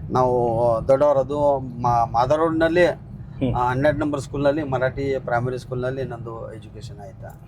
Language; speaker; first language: Kannada; non-native, local second language; Marathi